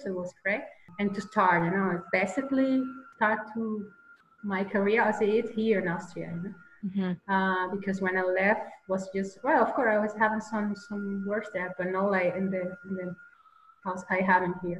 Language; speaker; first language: English; non-native, learner; Spanish